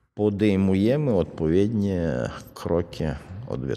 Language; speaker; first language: Polish; non-native, fluent; Russian